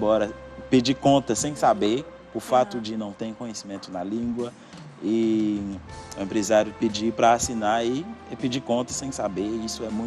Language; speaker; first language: Portuguese; non-native, fluent; Haitian Creole